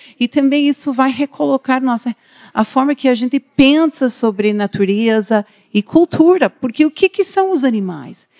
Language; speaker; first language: Portuguese; non-native, fluent; English